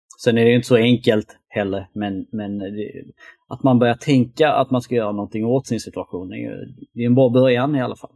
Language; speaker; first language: Swedish; early bilingual, other home language; Albanian